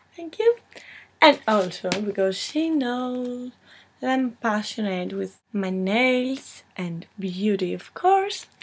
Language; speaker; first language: English; non-native, fluent; Greek